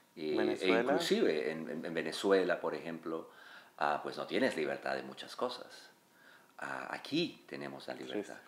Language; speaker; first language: Spanish; native; Spanish